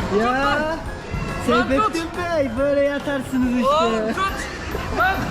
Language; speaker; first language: Turkish; native; Turkish